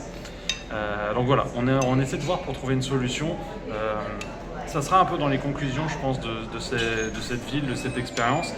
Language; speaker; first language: French; native; French